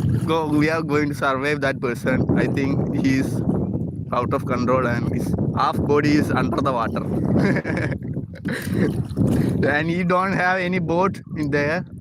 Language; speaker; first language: English; non-native, local second language; Malayalam